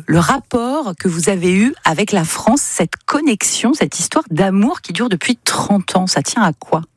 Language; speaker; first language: French; native; French